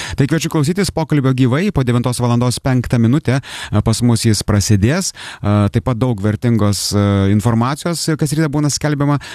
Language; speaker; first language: Lithuanian; native; Lithuanian